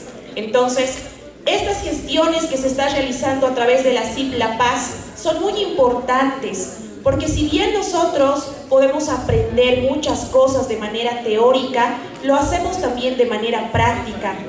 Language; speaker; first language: Spanish; native; Spanish